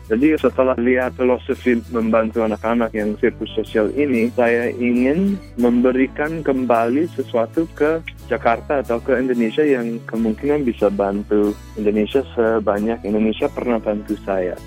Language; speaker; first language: Indonesian; early bilingual, other home language; English